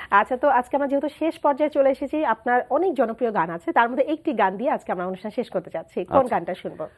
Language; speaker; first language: Bangla; native; Bangla